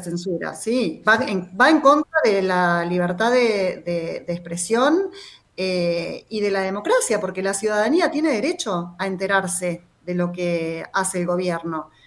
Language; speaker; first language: Spanish; native; Spanish